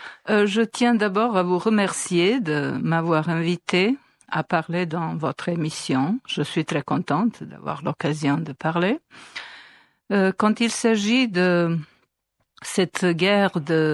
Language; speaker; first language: French; non-native, fluent; Serbian